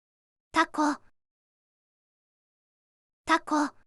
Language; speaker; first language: Japanese; native; Japanese